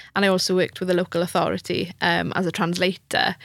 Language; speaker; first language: English; non-native, local second language; Welsh